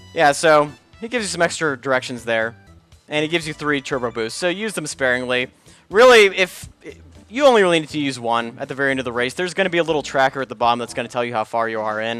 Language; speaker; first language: English; native; English